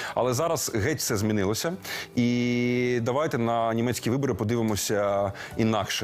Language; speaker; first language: Ukrainian; native; Ukrainian